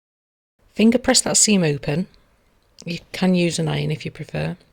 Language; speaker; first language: English; native; English